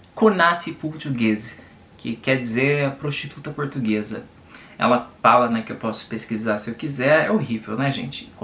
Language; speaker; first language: Portuguese; native; Portuguese